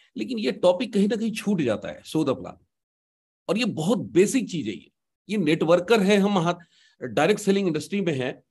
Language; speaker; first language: Hindi; native; Hindi